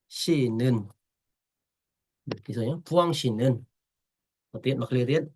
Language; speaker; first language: Korean; non-native, fluent; Khmer